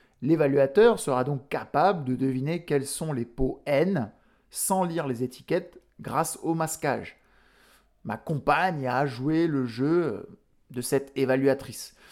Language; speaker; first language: French; native; French